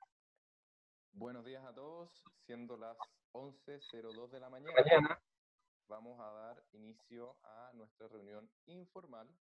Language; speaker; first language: Spanish; native; Spanish